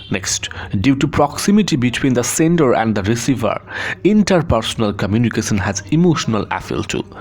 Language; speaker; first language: English; non-native, local second language; Bangla